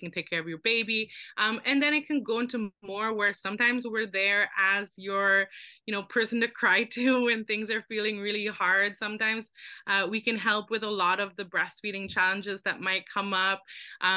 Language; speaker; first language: English; native; English